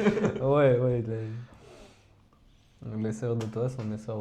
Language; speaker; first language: French; non-native, fluent; Georgian